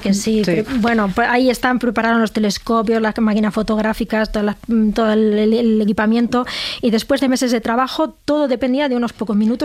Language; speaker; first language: Spanish; native; Spanish